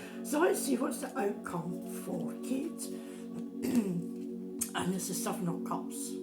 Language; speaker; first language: English; native; English